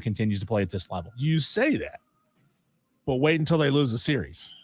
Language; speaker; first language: English; native; English